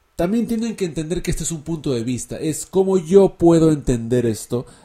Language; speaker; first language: Spanish; early bilingual, heritage; Spanish